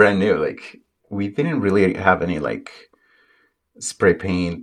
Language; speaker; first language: English; non-native, fluent; Spanish